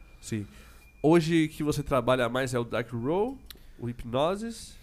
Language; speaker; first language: Portuguese; native; Portuguese